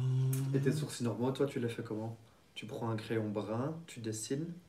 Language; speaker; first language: French; native; French